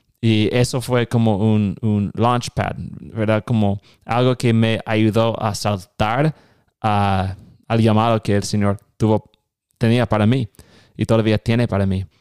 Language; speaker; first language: Spanish; non-native, fluent; English